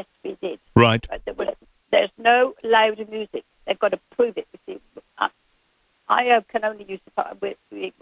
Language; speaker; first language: English; native; English